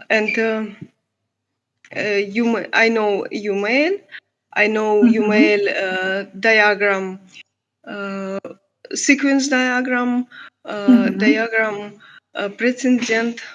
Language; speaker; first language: English; non-native, learner; Russian